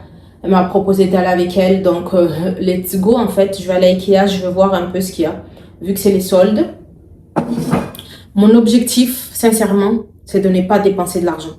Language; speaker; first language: French; native; French